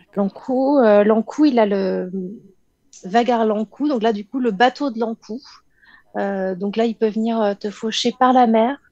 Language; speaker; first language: French; native; French